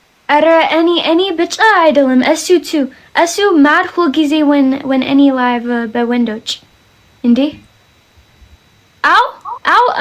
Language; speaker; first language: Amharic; early bilingual, heritage; Amharic